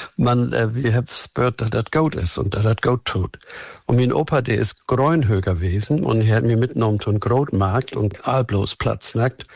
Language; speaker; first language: German; native; German